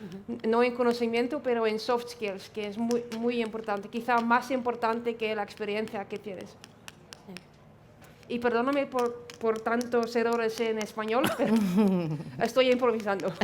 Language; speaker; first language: Spanish; non-native, fluent; Dutch